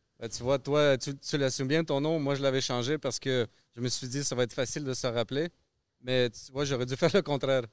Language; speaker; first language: French; early bilingual, other home language; Russian